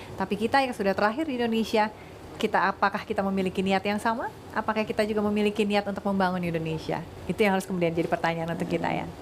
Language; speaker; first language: Indonesian; native; Indonesian